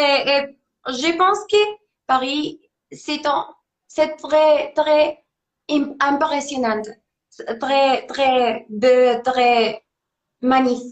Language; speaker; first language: French; non-native, learner; Spanish